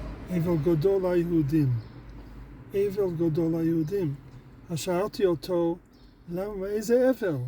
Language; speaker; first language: Hebrew; non-native, fluent; English